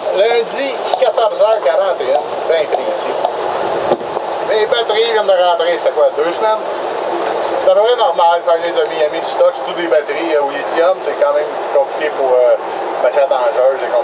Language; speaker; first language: French; native; French